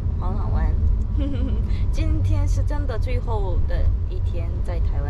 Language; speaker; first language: Chinese; non-native, learner; Korean